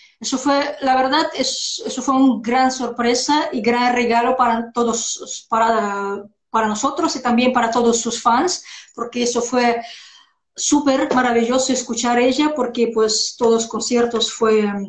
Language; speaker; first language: Spanish; non-native, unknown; Russian